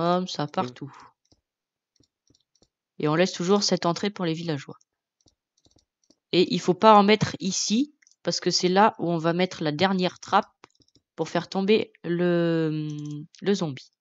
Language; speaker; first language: French; native; French